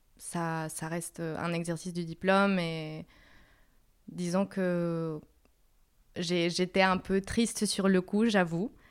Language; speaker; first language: French; non-native, fluent; Spanish